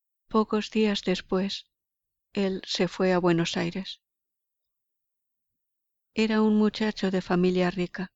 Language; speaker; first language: Spanish; native; Spanish